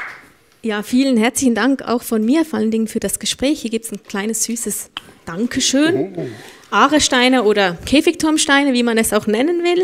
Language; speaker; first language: German; native; German